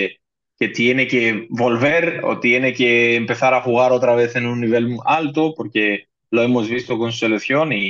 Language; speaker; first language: Spanish; non-native, fluent; Greek